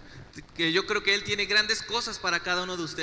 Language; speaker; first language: Spanish; native; Spanish